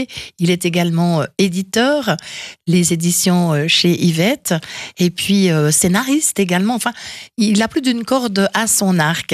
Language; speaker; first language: French; native; French